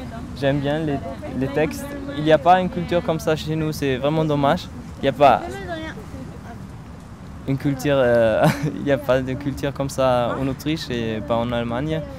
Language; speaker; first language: French; non-native, fluent; German